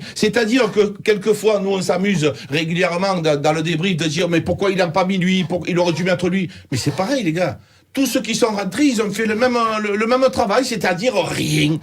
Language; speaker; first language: French; native; French